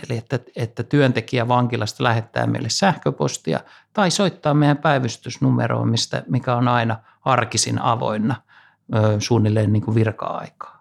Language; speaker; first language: Finnish; native; Finnish